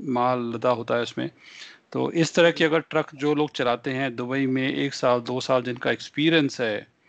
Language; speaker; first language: Hindi; non-native, local second language; Punjabi